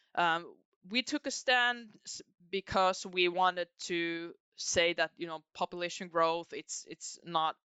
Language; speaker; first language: English; non-native, fluent; Finnish